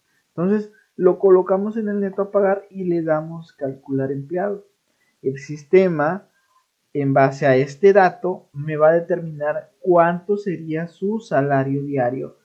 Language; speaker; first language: Spanish; native; Spanish